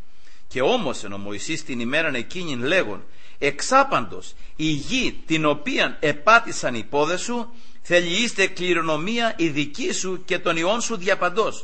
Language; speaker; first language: Greek; native; Greek